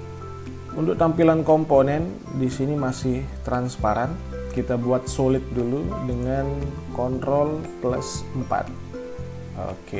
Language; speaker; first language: Indonesian; native; Indonesian